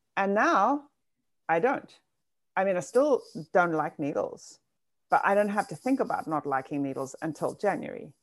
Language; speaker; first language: English; native; English